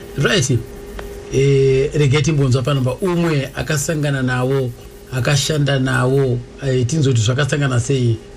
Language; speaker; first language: Shona; native; Shona